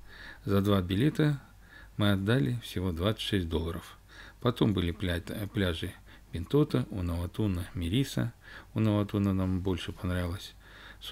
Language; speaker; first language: Russian; native; Russian